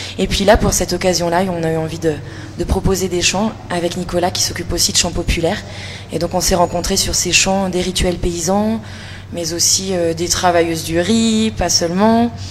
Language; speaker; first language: French; native; French